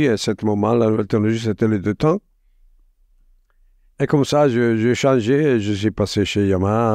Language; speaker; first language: French; non-native, fluent; Italian